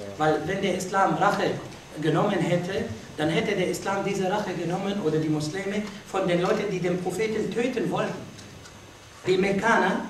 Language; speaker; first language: German; non-native, fluent; Arabic